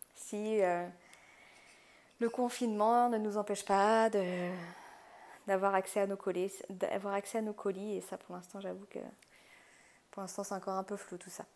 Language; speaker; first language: French; native; French